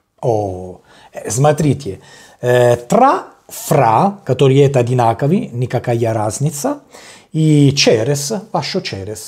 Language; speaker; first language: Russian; non-native, learner; Italian